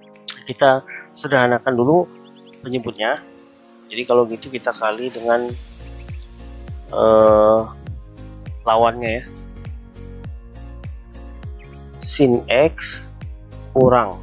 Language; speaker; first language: Indonesian; native; Indonesian